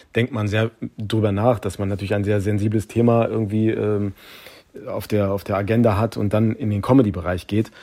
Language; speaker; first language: German; native; German